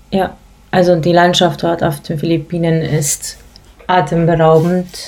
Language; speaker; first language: German; early bilingual, other home language; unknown